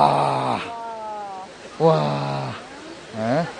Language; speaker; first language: Korean; native; Korean